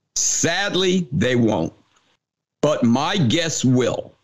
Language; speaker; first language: English; native; English